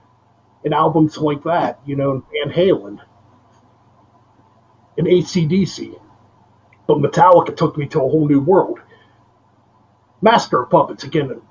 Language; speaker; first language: English; native; English